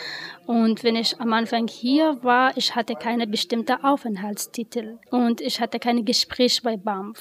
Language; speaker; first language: German; non-native, learner; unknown